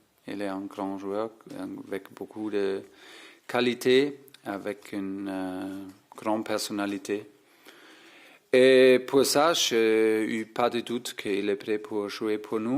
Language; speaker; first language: French; non-native, fluent; German